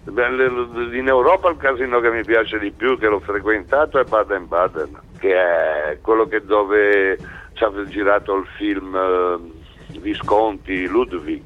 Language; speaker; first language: Italian; native; Italian